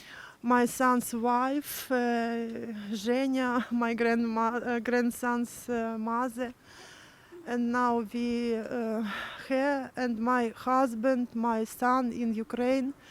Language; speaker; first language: English; non-native, learner; Ukrainian